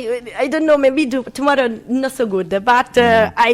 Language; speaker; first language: English; non-native, learner; Italian